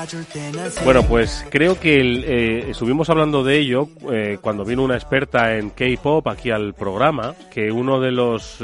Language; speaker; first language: Spanish; native; Spanish